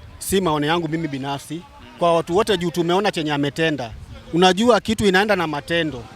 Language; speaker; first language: Swahili; non-native, local second language; Luo (Kenya and Tanzania)